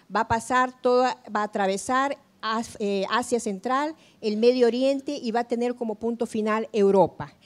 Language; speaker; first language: Spanish; native; Spanish